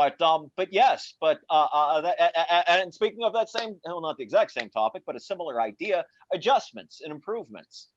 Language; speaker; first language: English; native; English